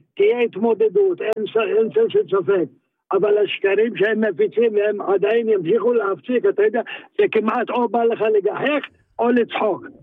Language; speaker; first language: Hebrew; early bilingual, other home language; Arabic